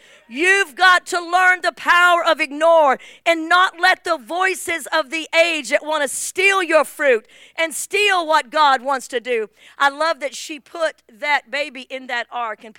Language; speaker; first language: English; native; English